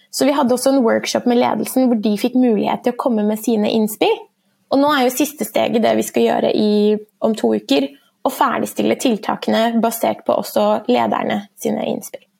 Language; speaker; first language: Norwegian; early bilingual, other home language; Persian